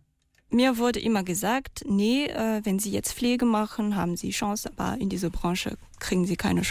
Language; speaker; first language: German; non-native, fluent; Malagasy